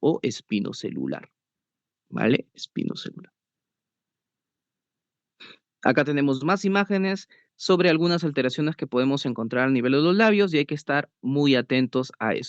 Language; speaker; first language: Spanish; native; Spanish